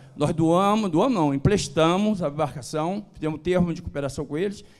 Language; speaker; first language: Portuguese; native; Portuguese